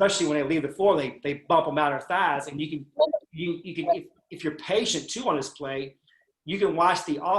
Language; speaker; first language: English; native; English